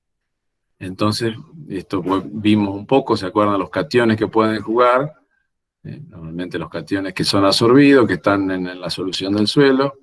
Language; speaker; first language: Spanish; native; Spanish